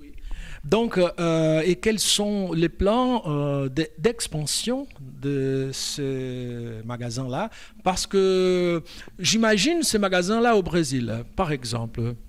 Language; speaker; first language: French; non-native, fluent; Portuguese